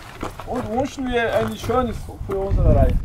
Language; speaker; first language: German; non-native, learner; Mongolian